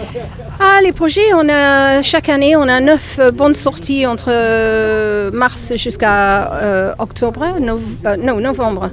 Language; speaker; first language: French; non-native, fluent; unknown